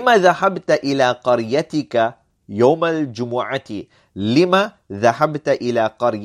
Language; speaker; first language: Arabic; non-native, fluent; English